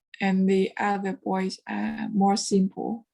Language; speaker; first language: English; non-native, learner; Vietnamese